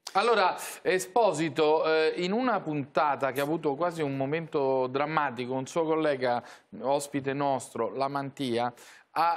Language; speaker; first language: Italian; native; Italian